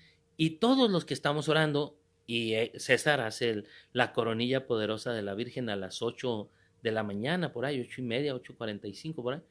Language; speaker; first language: Spanish; native; Spanish